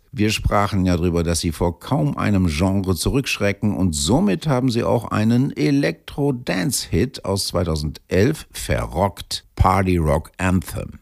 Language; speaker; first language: German; native; German